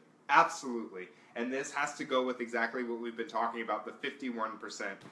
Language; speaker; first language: English; native; English